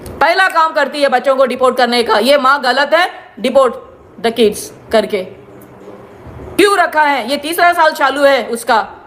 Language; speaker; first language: Hindi; non-native, local second language; Gujarati